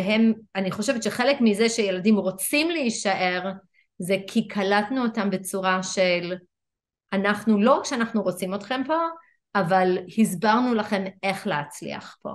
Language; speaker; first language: Hebrew; non-native, fluent; English